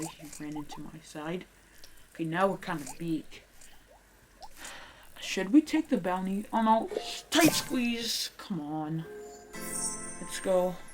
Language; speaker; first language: English; native; English